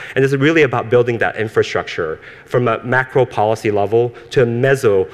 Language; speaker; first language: English; early bilingual, other home language; Cantonese